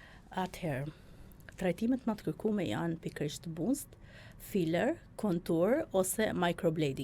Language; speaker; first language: Albanian; early bilingual, heritage; Albanian